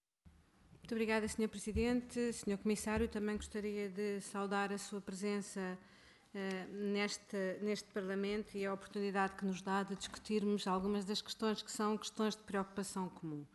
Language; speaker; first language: Portuguese; native; Portuguese